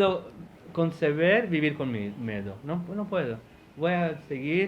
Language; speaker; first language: Spanish; non-native, fluent; Portuguese